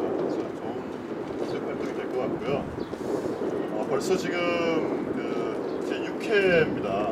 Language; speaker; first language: Korean; native; Korean